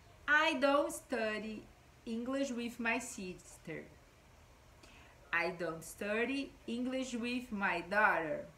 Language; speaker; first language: English; non-native, fluent; Portuguese